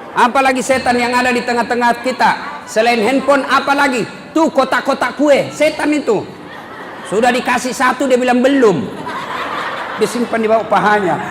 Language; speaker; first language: Indonesian; non-native, local second language; Buginese